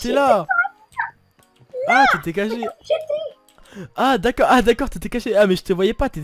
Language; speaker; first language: French; native; French